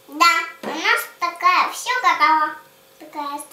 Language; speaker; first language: Russian; early bilingual, heritage; Russian